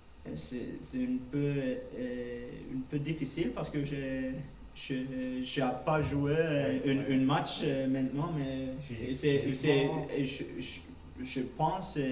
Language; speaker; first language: French; non-native, learner; Norwegian